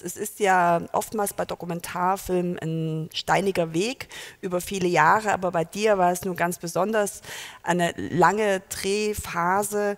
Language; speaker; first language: German; native; German